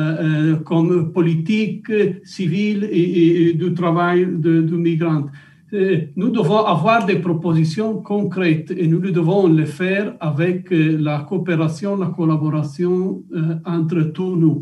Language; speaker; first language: French; non-native, fluent; Italian